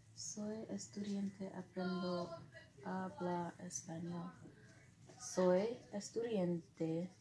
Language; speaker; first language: Spanish; non-native, learner; English